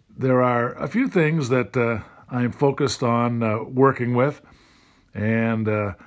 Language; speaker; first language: English; native; English